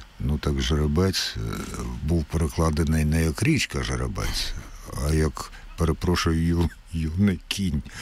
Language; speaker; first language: Ukrainian; native; Ukrainian